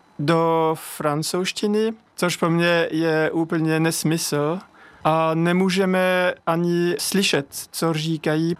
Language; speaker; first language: Czech; non-native, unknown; French